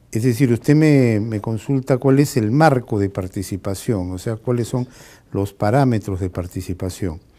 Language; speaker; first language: Spanish; native; Spanish